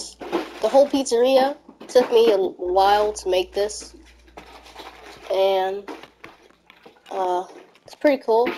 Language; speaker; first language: English; native; English